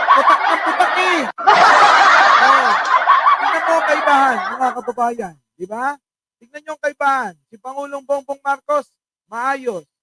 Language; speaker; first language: Filipino; non-native, local second language; Iloko